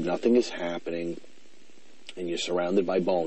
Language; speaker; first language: English; native; English